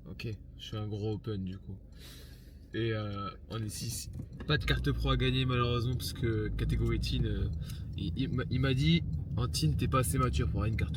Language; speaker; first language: French; native; French